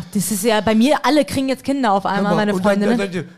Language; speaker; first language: German; early bilingual, other home language; Persian